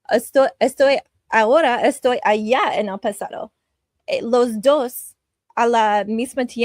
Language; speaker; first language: Spanish; non-native, learner; English